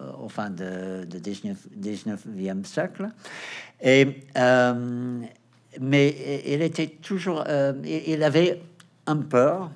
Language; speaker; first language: French; non-native, fluent; Portuguese